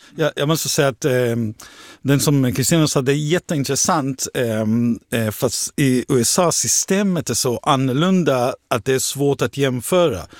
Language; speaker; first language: Swedish; non-native, fluent; Hebrew